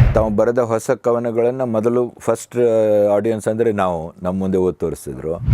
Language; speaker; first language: Kannada; native; Kannada